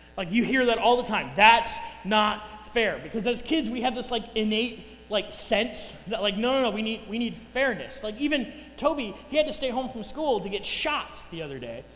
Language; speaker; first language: English; native; English